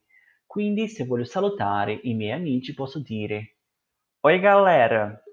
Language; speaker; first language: Italian; non-native, learner; Portuguese